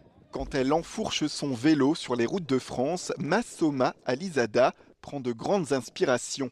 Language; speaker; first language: French; native; French